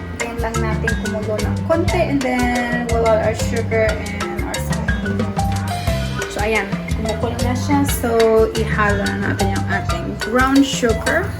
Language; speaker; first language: Filipino; non-native, local second language; Iloko